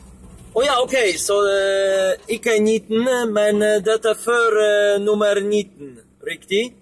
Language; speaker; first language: Swedish; non-native, learner; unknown